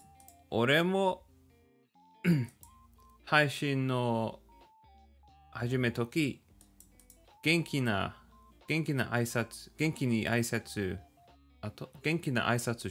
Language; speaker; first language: Japanese; non-native, learner; English